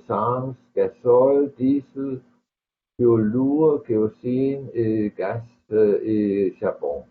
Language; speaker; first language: French; non-native, fluent; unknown